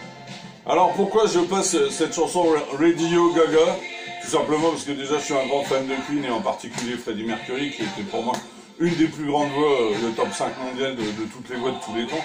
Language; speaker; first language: French; native; French